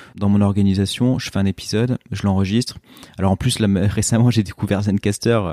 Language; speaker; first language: French; native; French